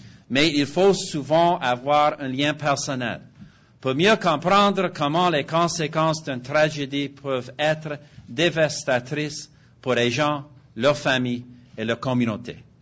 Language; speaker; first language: French; non-native, fluent; English